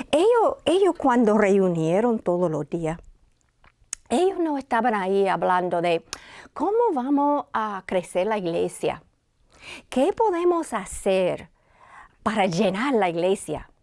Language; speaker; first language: Spanish; non-native, fluent; English